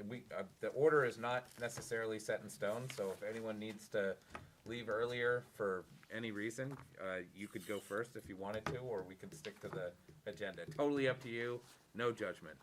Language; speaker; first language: English; native; English